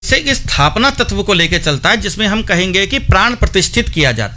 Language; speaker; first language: Hindi; native; Hindi